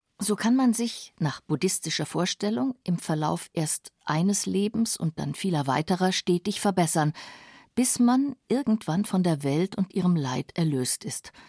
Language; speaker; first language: German; native; German